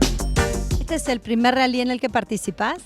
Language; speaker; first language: Spanish; native; Spanish